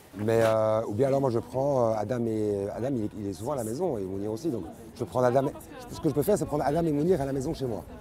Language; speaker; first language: French; native; French